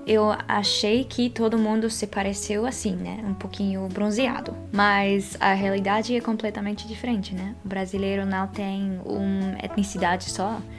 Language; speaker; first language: Portuguese; non-native, fluent; Dutch